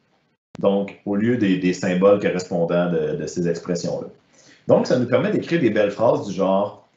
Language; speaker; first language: French; native; French